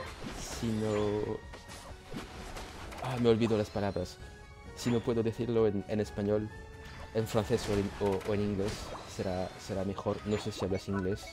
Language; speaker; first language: Spanish; non-native, learner; French